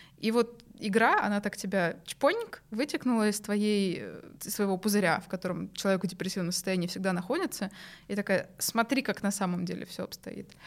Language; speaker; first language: Russian; native; Russian